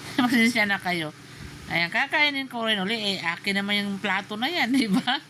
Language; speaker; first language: Filipino; non-native, local second language; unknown